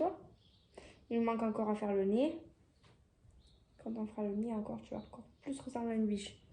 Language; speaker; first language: French; native; French